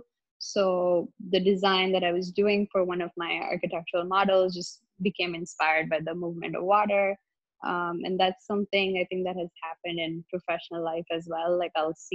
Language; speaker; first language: English; non-native, local second language; Hindi